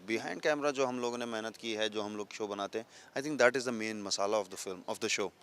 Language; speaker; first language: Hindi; non-native, local second language; Telugu